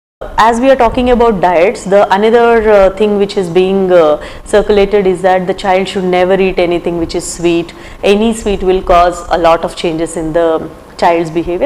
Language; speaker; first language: English; non-native, local second language; Telugu